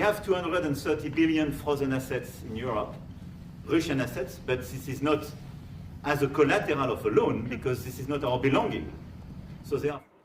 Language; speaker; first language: English; non-native, fluent; French